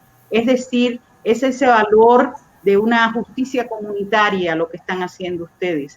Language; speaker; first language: Spanish; native; Spanish